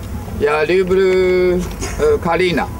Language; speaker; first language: Russian; non-native, learner; Japanese